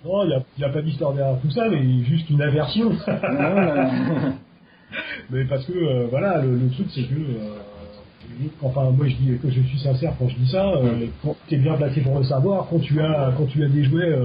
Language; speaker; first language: French; native; French